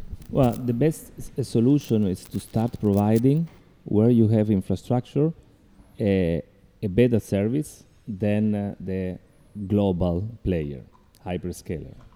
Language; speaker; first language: English; non-native, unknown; Italian